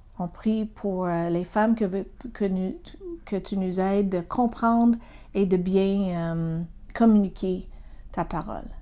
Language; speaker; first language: French; non-native, fluent; English